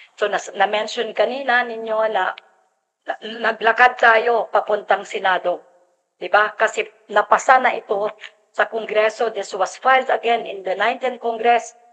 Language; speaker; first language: Filipino; native; Filipino